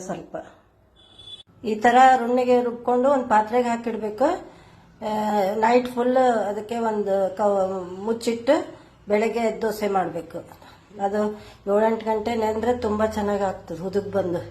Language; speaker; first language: Kannada; native; Kannada